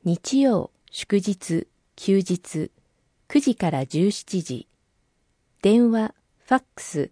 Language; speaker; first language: Japanese; native; Japanese